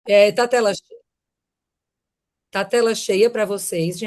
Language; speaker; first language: Portuguese; non-native, fluent; Spanish